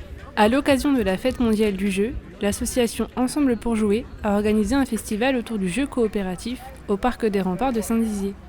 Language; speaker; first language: French; native; French